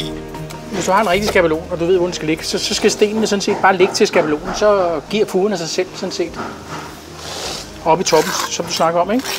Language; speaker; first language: Danish; native; Danish